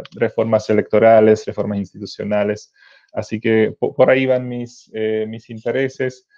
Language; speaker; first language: Spanish; non-native, fluent; Czech